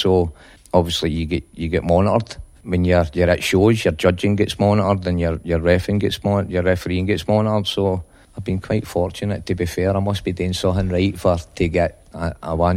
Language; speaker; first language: English; native; English